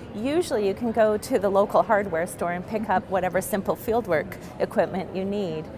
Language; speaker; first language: English; native; English